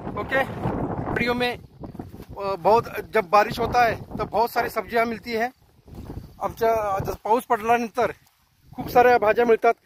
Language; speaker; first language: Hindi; non-native, local second language; Marathi